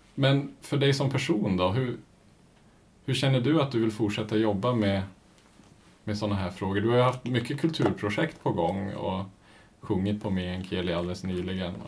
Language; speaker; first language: Swedish; native; Swedish